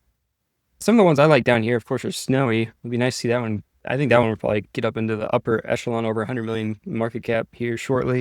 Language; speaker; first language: English; native; English